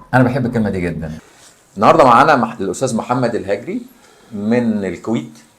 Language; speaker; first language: Arabic; native; Arabic